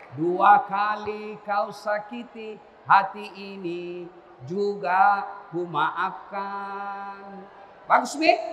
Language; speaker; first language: Indonesian; native; Indonesian